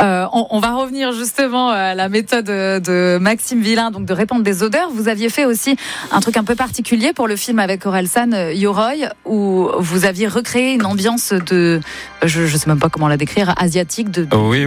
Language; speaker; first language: French; native; French